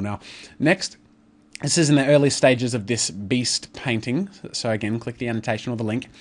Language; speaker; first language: English; native; English